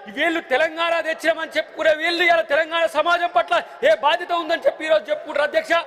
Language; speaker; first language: Telugu; native; Telugu